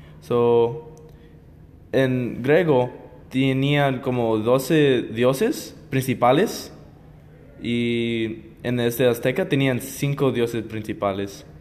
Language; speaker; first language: Spanish; non-native, learner; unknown